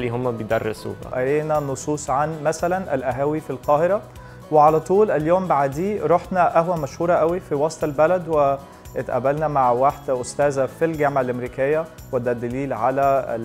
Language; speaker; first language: Arabic; non-native, fluent; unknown